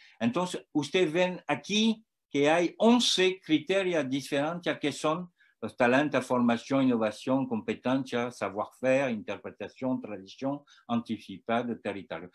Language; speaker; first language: Spanish; non-native, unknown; French